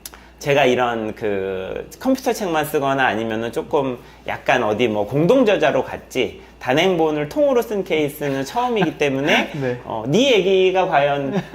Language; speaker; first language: Korean; native; Korean